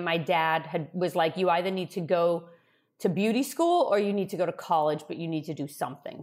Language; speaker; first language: English; native; English